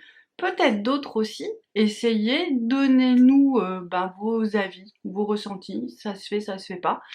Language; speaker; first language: French; native; French